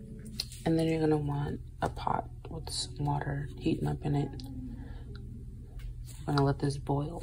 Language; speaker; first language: English; native; English